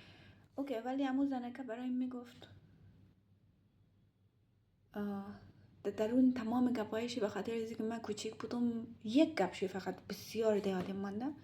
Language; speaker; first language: Persian; early bilingual, heritage; Persian